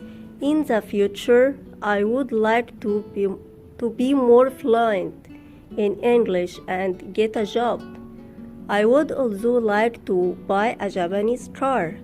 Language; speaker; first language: English; non-native, learner; Arabic